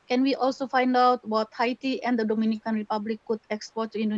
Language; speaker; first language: English; non-native, fluent; Indonesian